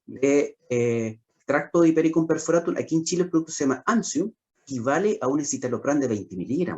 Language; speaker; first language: Spanish; native; Spanish